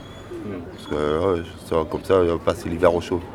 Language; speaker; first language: French; native; French